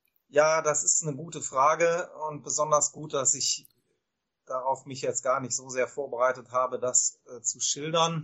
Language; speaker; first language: German; native; German